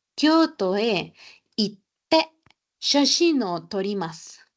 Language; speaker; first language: Japanese; non-native, fluent; Spanish